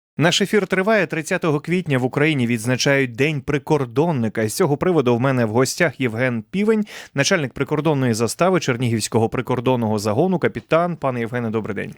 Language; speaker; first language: Ukrainian; native; Ukrainian